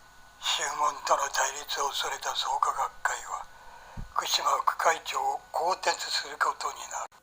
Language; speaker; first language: Japanese; native; Japanese